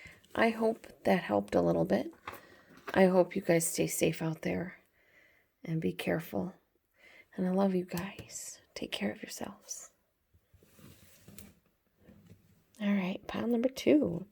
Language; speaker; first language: English; native; English